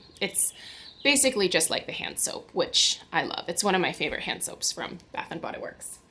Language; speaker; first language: English; native; English